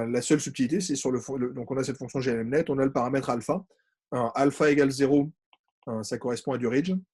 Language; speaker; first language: French; native; French